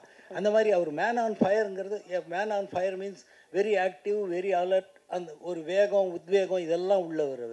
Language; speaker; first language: Tamil; native; Tamil